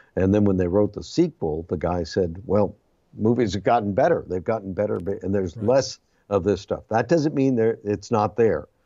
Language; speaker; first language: English; native; English